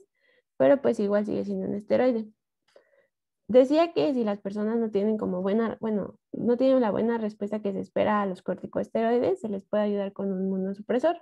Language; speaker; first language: Spanish; native; Spanish